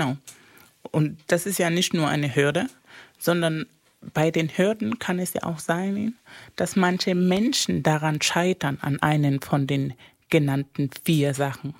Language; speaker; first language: German; non-native, fluent; Spanish